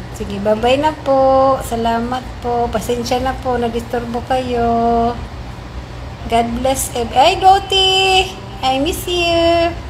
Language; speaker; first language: Filipino; non-native, local second language; Cebuano